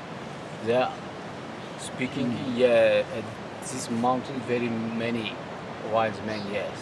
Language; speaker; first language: English; non-native, learner; Tajik